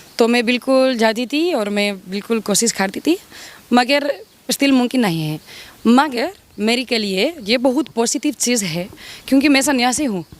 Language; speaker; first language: Hindi; non-native, learner; Spanish